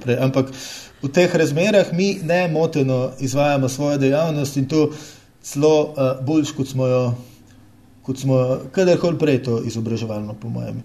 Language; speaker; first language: Slovenian; native; Slovenian